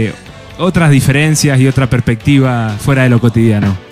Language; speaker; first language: Spanish; native; Spanish